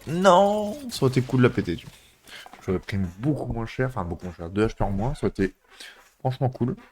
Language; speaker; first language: French; native; French